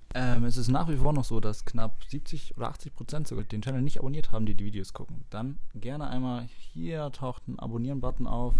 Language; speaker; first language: German; native; German